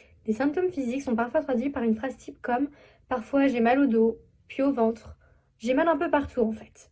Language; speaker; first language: French; native; French